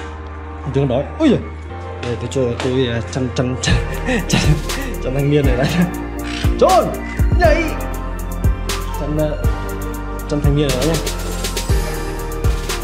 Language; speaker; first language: Vietnamese; native; Vietnamese